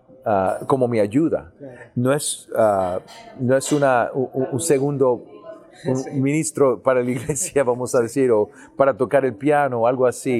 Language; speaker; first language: Spanish; early bilingual, heritage; English